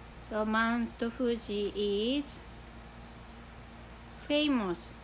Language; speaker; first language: English; non-native, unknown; Japanese